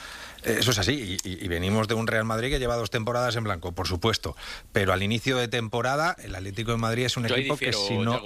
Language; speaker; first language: Spanish; native; Spanish